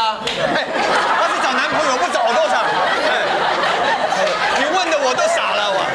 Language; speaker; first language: Chinese; native; Chinese